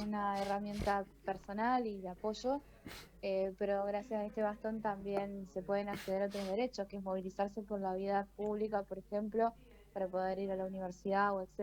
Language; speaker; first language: Spanish; native; Spanish